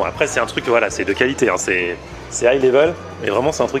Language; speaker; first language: French; native; French